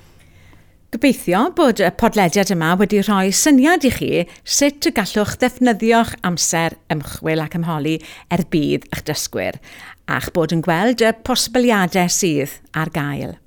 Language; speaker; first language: Welsh; native; Welsh